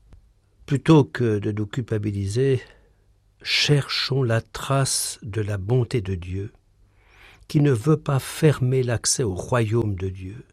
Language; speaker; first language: French; native; French